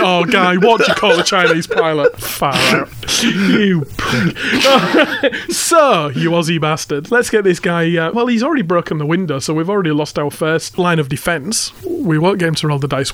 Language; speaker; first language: English; native; English